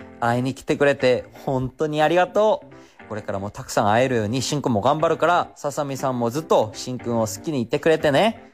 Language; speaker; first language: Japanese; non-native, fluent; Korean